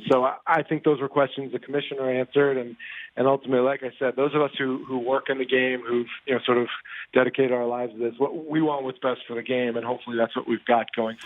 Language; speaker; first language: English; native; English